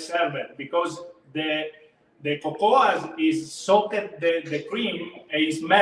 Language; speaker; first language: English; non-native, learner; Italian